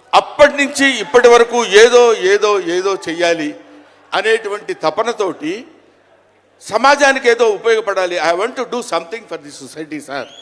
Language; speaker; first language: Telugu; native; Telugu